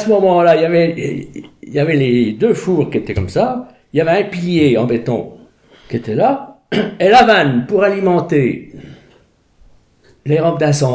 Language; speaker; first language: French; native; French